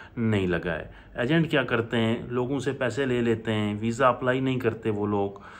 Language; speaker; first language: Urdu; non-native, local second language; Punjabi